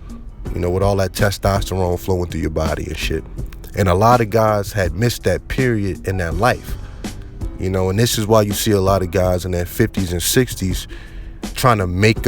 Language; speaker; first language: English; native; English